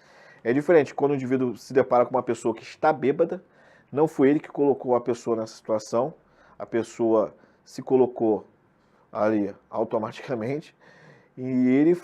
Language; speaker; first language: Portuguese; native; Portuguese